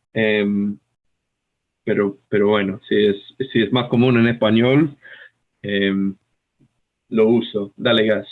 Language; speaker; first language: Spanish; non-native, fluent; English